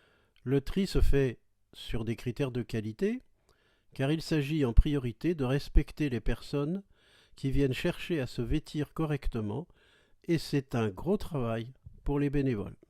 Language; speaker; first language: French; native; French